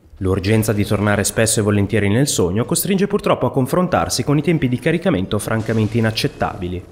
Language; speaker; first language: Italian; native; Italian